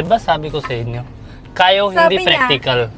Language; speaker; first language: Filipino; non-native, learner; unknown